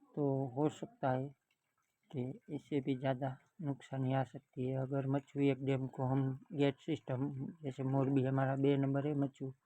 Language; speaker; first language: Hindi; non-native, local second language; Gujarati